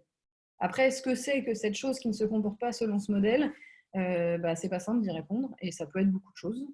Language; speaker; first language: French; native; French